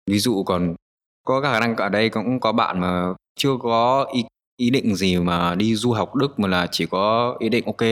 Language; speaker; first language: Vietnamese; early bilingual, other home language; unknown